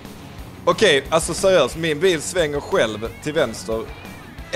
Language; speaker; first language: Swedish; native; Swedish